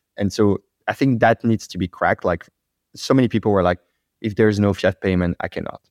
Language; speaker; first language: English; non-native, fluent; French